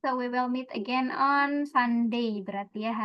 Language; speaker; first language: English; non-native, fluent; Indonesian